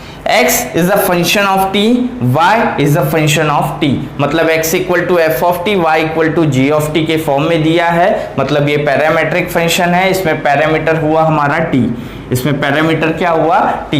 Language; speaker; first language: Hindi; native; Hindi